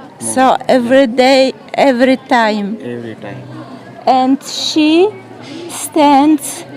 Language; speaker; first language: English; non-native, learner; Polish